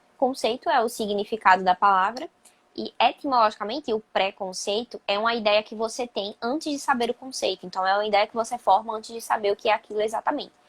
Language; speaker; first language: Portuguese; native; Portuguese